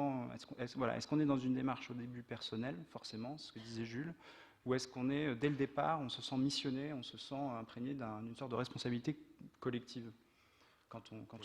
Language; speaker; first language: French; native; French